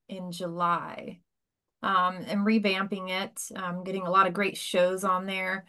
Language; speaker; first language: English; native; English